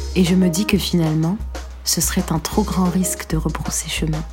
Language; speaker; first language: French; non-native, local second language; Arabic